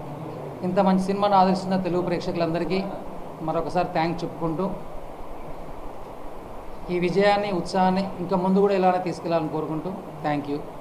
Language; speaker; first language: Telugu; native; Telugu